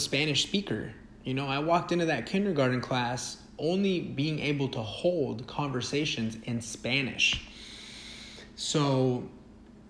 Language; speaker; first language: English; early bilingual, other home language; Spanish